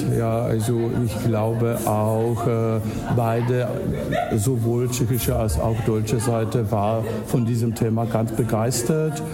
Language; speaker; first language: German; non-native, fluent; Czech